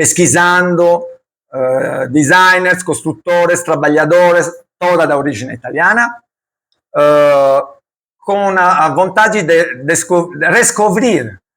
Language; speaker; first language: Portuguese; non-native, learner; Italian